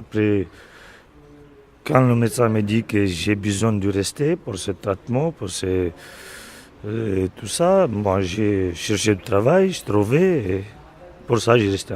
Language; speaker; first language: French; non-native, learner; Romanian